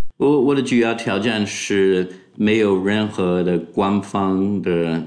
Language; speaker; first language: Chinese; non-native, fluent; English